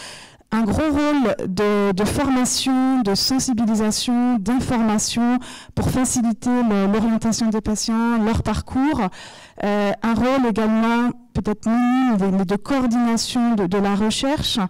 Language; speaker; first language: French; native; French